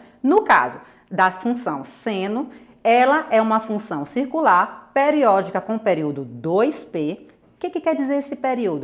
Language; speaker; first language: Portuguese; native; Portuguese